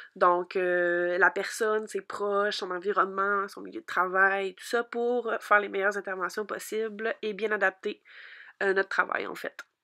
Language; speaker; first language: French; native; French